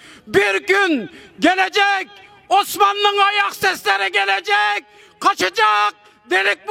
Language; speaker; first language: Turkish; non-native, fluent; Uyghur